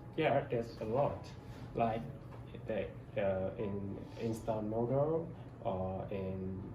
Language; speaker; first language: English; non-native, learner; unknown